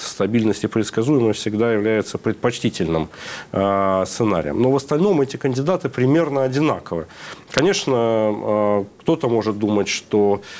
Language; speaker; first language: Russian; native; Russian